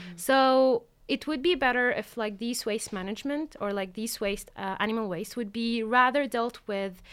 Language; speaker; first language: English; non-native, fluent; Arabic